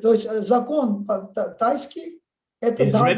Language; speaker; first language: Russian; native; Russian